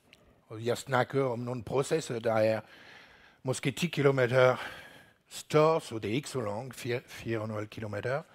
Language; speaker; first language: Danish; non-native, learner; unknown